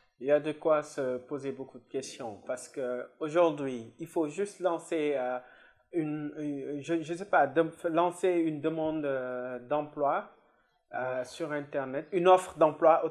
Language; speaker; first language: French; non-native, local second language; Wolof